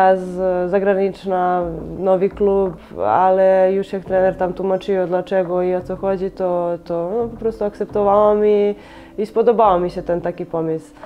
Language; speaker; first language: Polish; non-native, fluent; Serbian